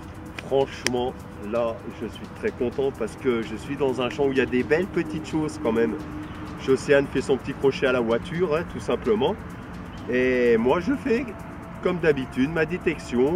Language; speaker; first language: French; native; French